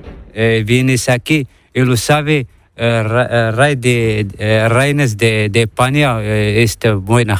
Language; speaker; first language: Spanish; non-native, learner; Arabic